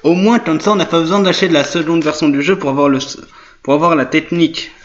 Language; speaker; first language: French; native; French